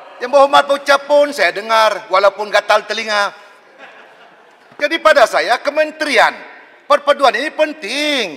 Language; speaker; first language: Malay; native; Malay